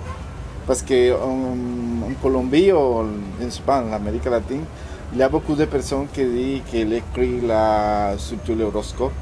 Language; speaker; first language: French; non-native, learner; Spanish